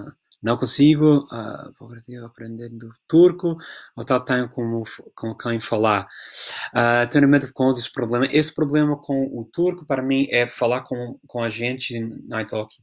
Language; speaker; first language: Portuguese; non-native, fluent; English